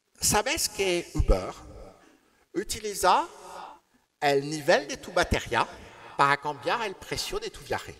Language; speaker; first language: Spanish; non-native, learner; French